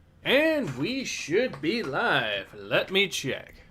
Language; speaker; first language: English; native; English